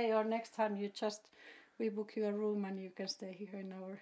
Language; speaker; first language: English; non-native, fluent; Finnish